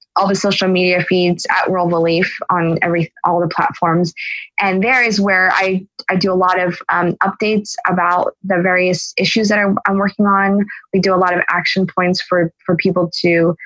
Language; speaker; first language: English; native; English